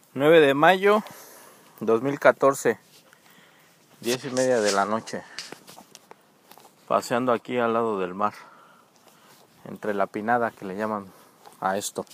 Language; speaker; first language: Spanish; native; Spanish